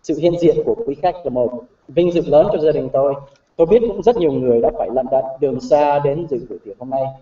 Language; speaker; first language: Vietnamese; early bilingual, other home language; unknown